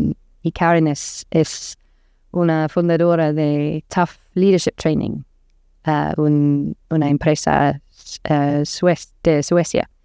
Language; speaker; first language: Spanish; non-native, learner; English